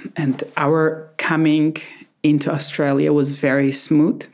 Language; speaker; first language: English; non-native, fluent; Persian